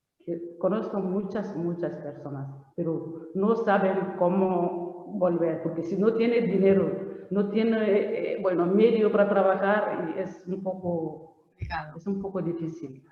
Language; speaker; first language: Spanish; non-native, learner; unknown